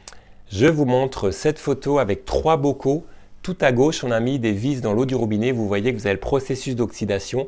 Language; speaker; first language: French; native; French